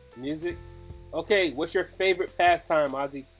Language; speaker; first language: English; native; English